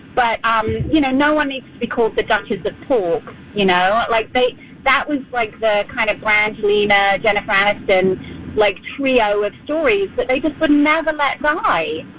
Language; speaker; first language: English; native; English